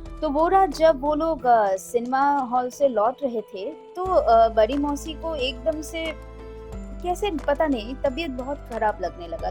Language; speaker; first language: Hindi; non-native, local second language; Bangla